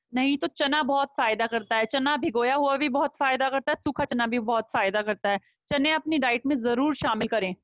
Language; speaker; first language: Hindi; native; Hindi